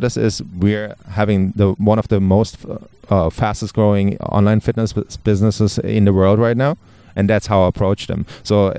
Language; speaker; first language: English; non-native, fluent; German